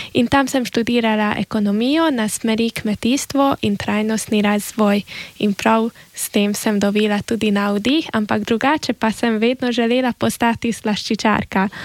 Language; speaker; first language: Slovenian; early bilingual, heritage; Slovenian